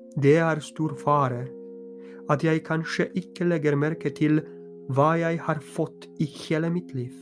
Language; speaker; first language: Norwegian; non-native, fluent; Polish